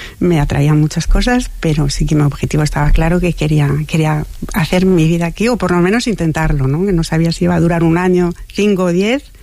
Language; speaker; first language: Spanish; non-native, fluent; French